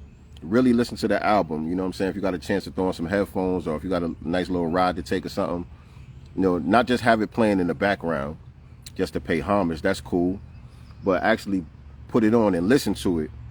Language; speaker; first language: English; native; English